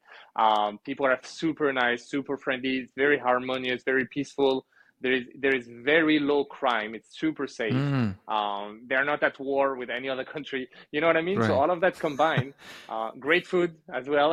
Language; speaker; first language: English; non-native, fluent; French